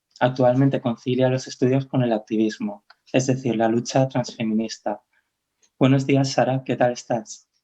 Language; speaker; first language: Spanish; native; Spanish